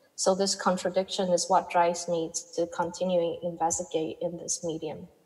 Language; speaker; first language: English; non-native, fluent; Chinese